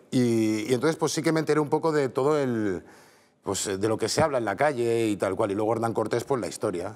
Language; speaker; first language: Spanish; native; Spanish